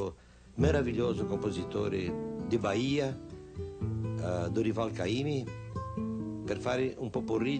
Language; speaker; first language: Italian; non-native, fluent; Portuguese